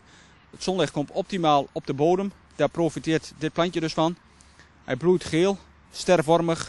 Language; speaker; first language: Dutch; native; Dutch